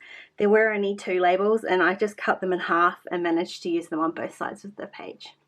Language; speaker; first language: English; native; English